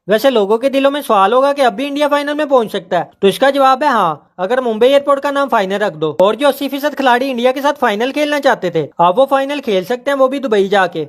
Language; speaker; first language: Urdu; non-native, local second language; Punjabi